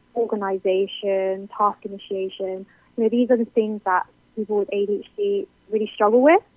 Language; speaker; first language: English; native; English